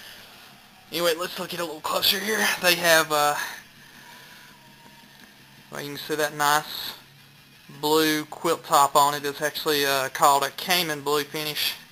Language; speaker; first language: English; native; English